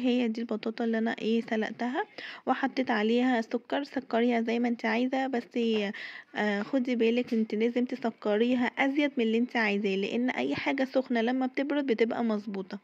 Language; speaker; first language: Arabic; native; Arabic